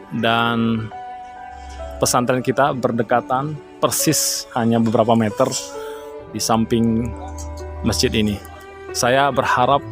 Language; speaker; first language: Indonesian; native; Indonesian